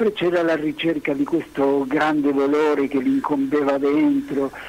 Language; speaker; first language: Italian; non-native, fluent; Spanish